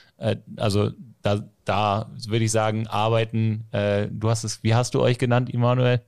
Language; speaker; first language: German; native; German